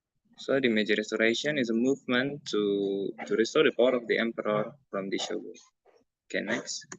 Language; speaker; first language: English; non-native, learner; Indonesian